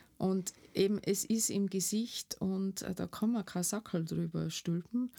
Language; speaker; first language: German; native; German